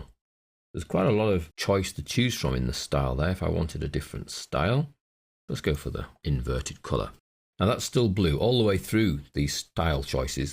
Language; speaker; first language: English; native; English